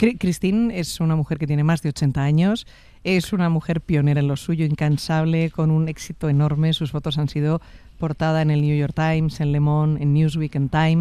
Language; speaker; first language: Spanish; native; Spanish